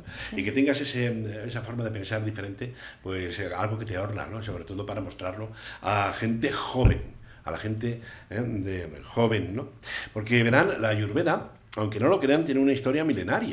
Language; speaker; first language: Spanish; native; Spanish